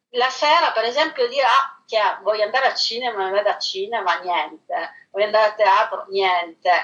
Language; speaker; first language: Italian; native; Italian